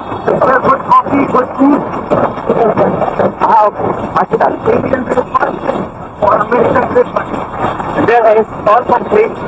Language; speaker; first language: English; non-native, fluent; Filipino